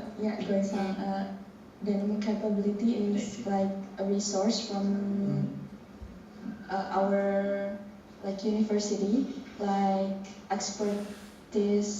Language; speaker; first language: English; non-native, learner; Indonesian